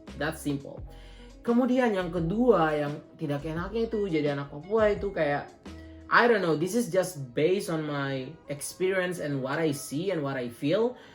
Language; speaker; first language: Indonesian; native; Indonesian